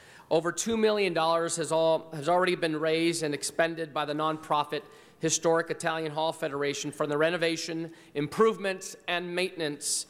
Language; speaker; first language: English; early bilingual, other home language; Italian